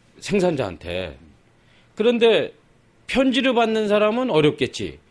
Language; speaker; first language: Korean; native; Korean